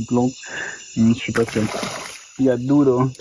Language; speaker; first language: French; native; French